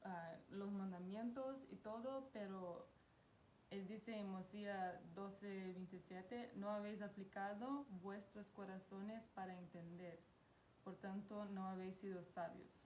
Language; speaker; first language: Spanish; non-native, fluent; Portuguese